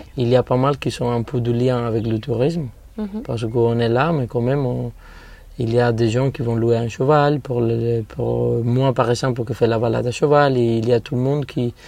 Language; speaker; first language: French; non-native, fluent; Spanish